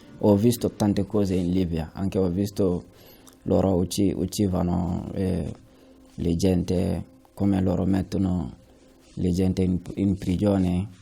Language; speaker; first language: Italian; non-native, learner; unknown